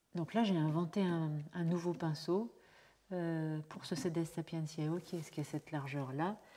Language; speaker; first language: French; native; French